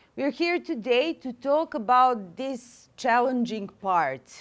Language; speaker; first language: English; non-native, fluent; Serbian